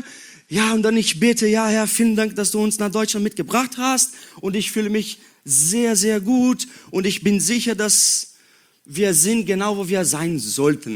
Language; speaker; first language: German; non-native, learner; Portuguese